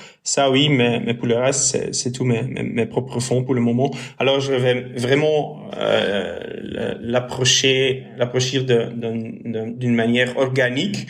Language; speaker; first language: French; non-native, local second language; Dutch